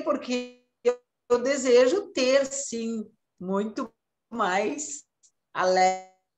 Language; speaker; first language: Portuguese; native; Portuguese